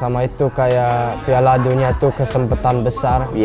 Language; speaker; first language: Indonesian; early bilingual, heritage; English